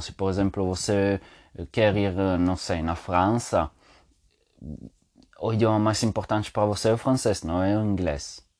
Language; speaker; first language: Portuguese; non-native, learner; Spanish